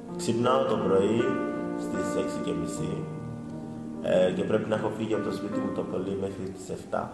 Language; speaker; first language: Greek; early bilingual, other home language; Swahili